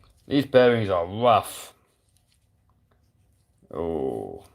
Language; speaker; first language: English; native; English